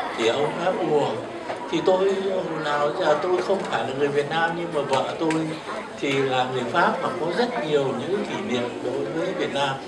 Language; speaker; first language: Vietnamese; native; Vietnamese